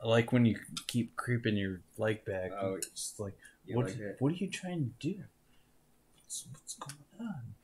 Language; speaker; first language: English; native; English